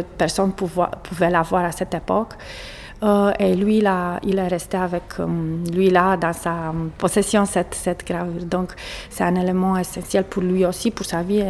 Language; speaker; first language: French; non-native, fluent; Portuguese